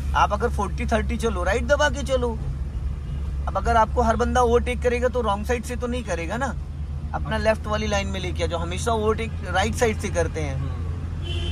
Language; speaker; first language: Hindi; native; Hindi